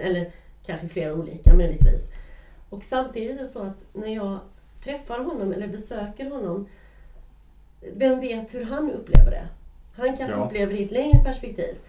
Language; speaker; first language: Swedish; native; Swedish